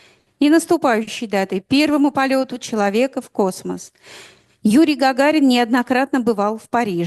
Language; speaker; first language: Russian; native; Russian